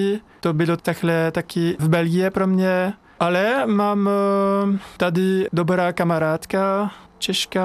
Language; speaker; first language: Czech; non-native, learner; French